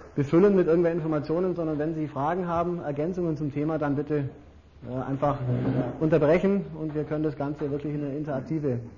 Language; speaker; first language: German; native; German